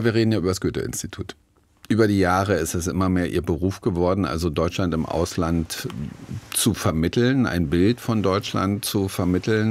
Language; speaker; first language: German; native; German